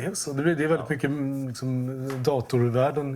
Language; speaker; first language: Swedish; native; Swedish